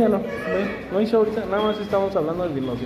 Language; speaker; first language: Spanish; native; Spanish